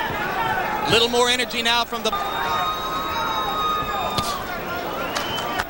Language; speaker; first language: English; native; English